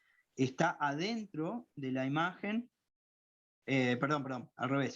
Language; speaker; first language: Spanish; native; Spanish